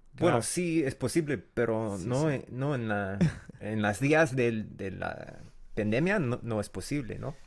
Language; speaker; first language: Spanish; non-native, learner; English